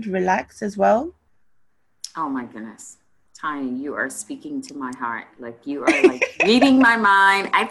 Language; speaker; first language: English; native; English